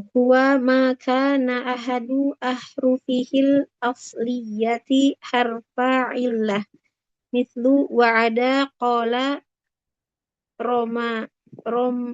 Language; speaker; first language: Arabic; non-native, learner; Indonesian